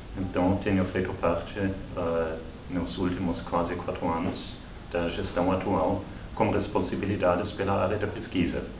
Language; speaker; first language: Portuguese; non-native, fluent; German